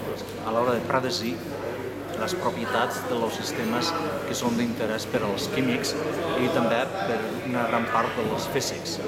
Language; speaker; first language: Catalan; non-native, fluent; Basque